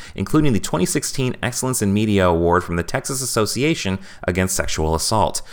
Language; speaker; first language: English; native; English